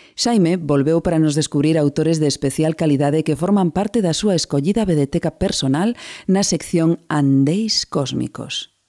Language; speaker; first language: Galician; non-native, local second language; Spanish